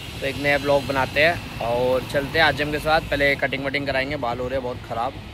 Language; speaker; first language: Hindi; native; Hindi